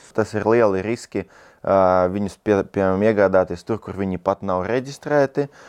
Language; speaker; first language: Latvian; non-native, local second language; Russian